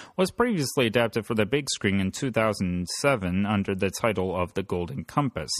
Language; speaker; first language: English; native; English